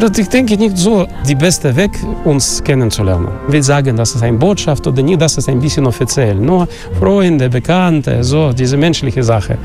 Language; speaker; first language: German; non-native, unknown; Russian